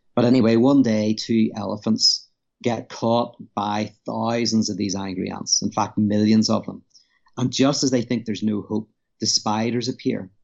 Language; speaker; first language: English; native; English